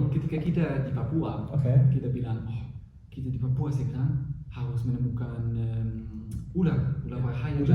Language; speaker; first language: Indonesian; non-native, fluent; German